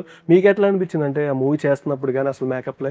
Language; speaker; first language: Telugu; native; Telugu